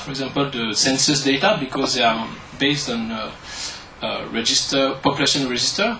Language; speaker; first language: English; non-native, learner; French